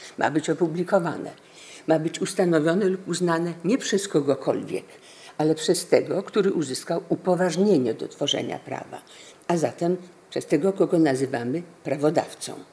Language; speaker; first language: Polish; native; Polish